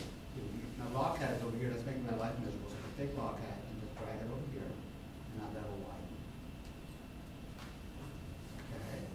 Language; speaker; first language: English; non-native, fluent; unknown